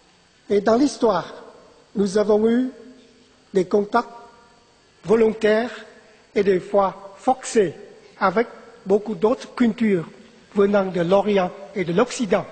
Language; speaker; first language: French; non-native, fluent; Vietnamese